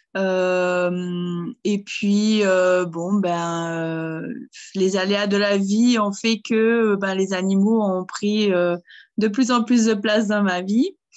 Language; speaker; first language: French; early bilingual, other home language; German